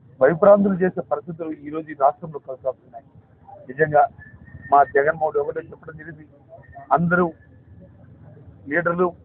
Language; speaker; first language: Telugu; native; Telugu